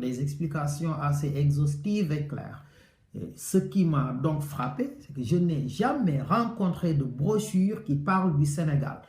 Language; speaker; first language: French; non-native, local second language; Wolof